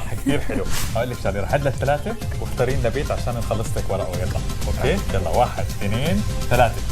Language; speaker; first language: Arabic; native; Arabic